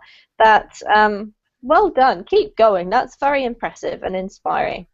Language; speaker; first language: English; native; English